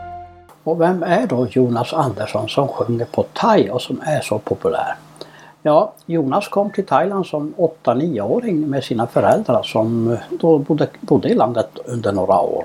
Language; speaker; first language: Swedish; native; Swedish